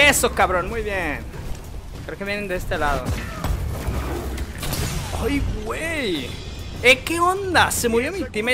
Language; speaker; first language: Spanish; native; Spanish